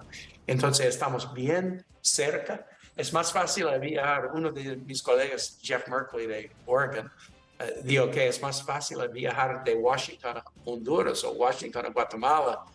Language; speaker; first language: Spanish; non-native, learner; English